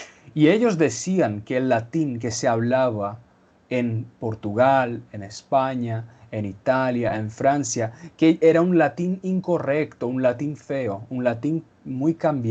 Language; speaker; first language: Spanish; non-native, fluent; Portuguese